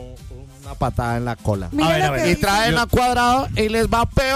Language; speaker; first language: Spanish; native; Spanish